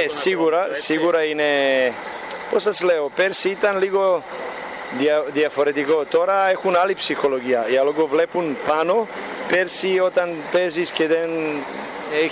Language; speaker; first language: Greek; non-native, learner; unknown